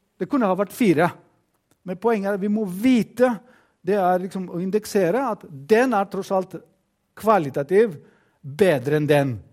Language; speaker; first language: Norwegian; non-native, fluent; Greek